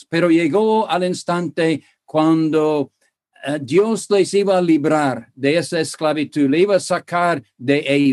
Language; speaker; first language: Spanish; non-native, fluent; English